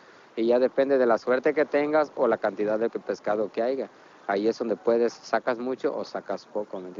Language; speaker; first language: Spanish; native; Spanish